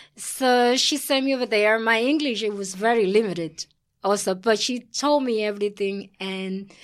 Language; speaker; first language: English; early bilingual, other home language; Spanish